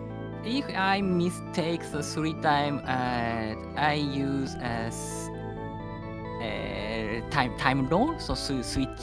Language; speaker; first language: English; non-native, learner; Japanese